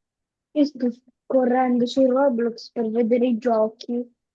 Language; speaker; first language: Italian; early bilingual, other home language; Bangla